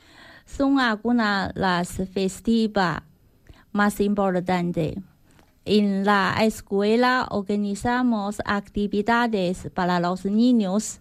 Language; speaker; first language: Spanish; non-native, learner; Chinese